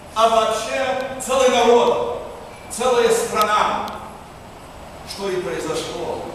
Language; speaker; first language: Russian; early bilingual, heritage; Russian